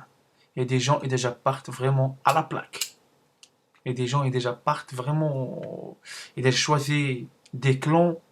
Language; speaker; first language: French; non-native, learner; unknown